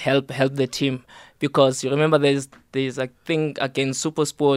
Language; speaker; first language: English; non-native, local second language; Southern Sotho